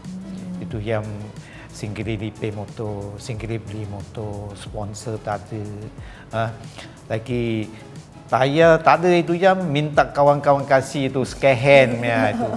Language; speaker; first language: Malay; non-native, local second language; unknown